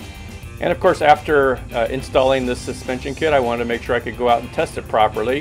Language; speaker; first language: English; native; English